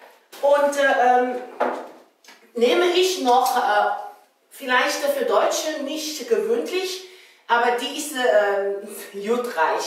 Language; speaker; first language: German; non-native, learner; Chinese